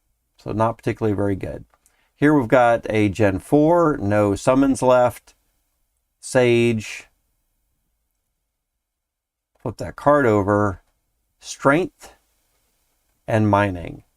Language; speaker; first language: English; native; English